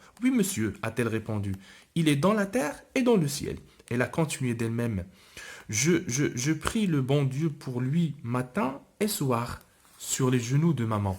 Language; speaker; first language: French; non-native, local second language; Arabic